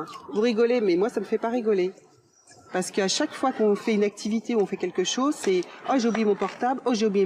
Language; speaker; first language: French; native; French